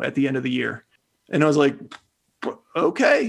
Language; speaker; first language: English; native; English